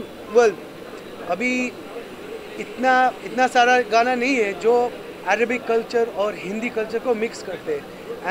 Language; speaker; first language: Hindi; non-native, learner; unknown